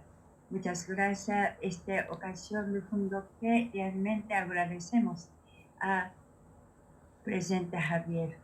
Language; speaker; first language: Spanish; non-native, learner; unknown